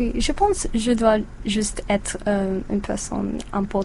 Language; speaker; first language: French; non-native, learner; English